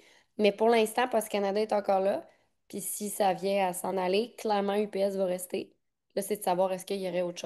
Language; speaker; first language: French; native; French